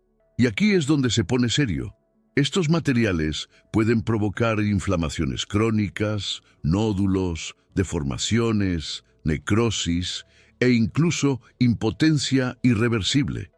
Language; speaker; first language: Spanish; native; Spanish